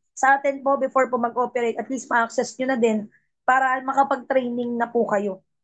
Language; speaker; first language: Filipino; non-native, local second language; Cebuano